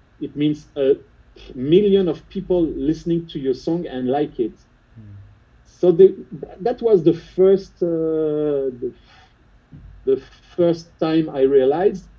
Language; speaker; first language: English; non-native, fluent; French